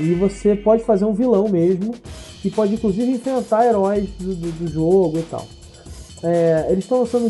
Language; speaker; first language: Portuguese; native; Portuguese